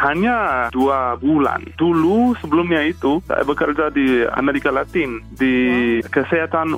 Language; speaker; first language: Indonesian; non-native, fluent; English